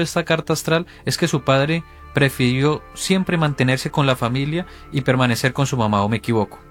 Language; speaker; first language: Spanish; native; Spanish